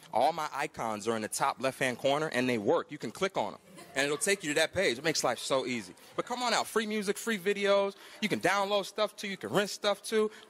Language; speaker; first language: English; native; English